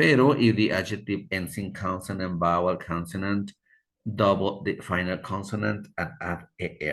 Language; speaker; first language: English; non-native, fluent; Spanish